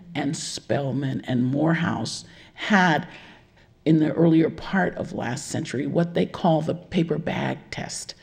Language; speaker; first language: English; native; English